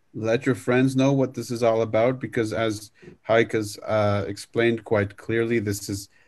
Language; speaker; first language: English; native; English